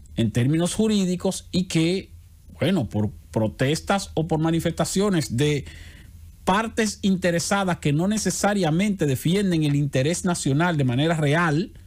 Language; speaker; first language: Spanish; native; Spanish